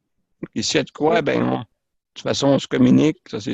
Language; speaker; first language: French; native; French